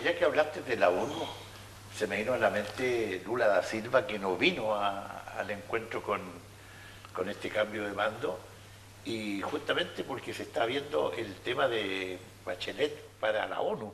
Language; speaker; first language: Spanish; native; Spanish